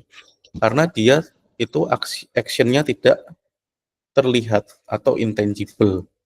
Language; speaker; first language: Indonesian; native; Indonesian